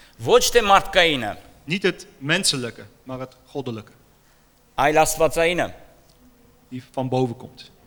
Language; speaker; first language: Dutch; non-native, fluent; Armenian